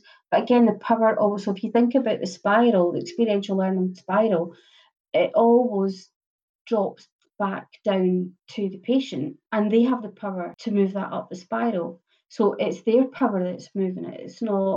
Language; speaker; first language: English; native; English